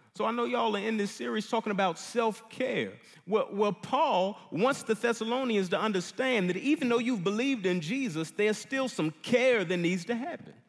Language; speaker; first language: English; native; English